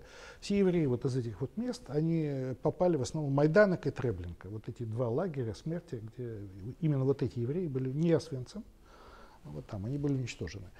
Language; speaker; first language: Russian; native; Russian